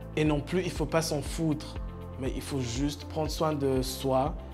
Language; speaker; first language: French; non-native, local second language; Rundi